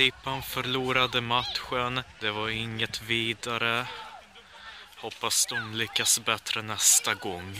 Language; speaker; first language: Swedish; early bilingual, other home language; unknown